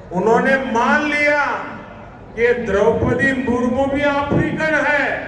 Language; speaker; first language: Hindi; non-native, local second language; Gujarati